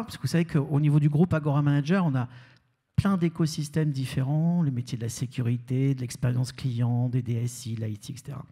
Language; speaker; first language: French; native; French